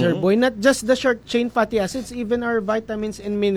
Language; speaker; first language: English; non-native, local second language; Hiligaynon